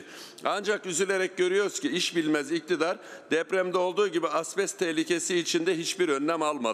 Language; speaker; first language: Turkish; native; Turkish